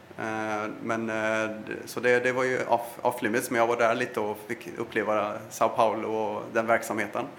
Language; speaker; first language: Swedish; early bilingual, other home language; Persian